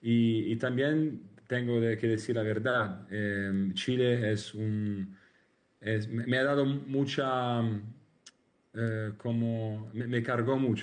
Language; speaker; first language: Spanish; non-native, learner; Italian